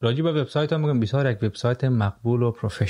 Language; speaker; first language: Persian; native; Persian